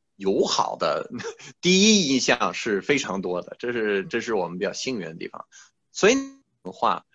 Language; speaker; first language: Chinese; non-native, fluent; French